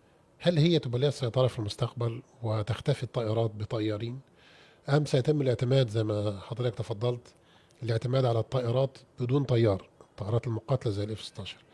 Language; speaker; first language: Arabic; native; Arabic